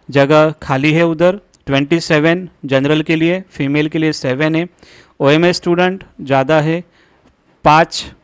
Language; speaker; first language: Hindi; non-native, local second language; Marathi